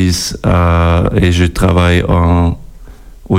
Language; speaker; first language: French; non-native, local second language; German